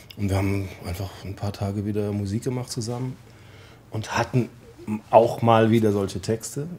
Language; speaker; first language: German; early bilingual, other home language; English